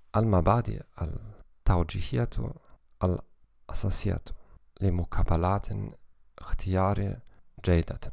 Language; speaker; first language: Arabic; non-native, learner; German